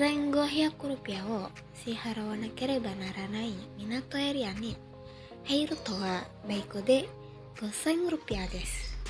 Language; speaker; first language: Japanese; non-native, learner; Indonesian